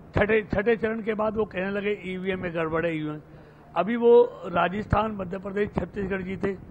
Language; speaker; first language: Hindi; native; Hindi